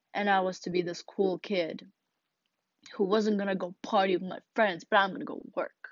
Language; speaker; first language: English; non-native, fluent; Russian